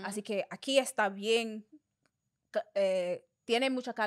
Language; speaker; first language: Spanish; non-native, learner; English